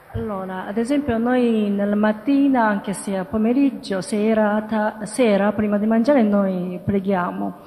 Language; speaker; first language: Italian; non-native, learner; Japanese